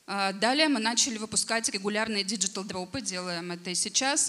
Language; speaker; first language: Russian; native; Russian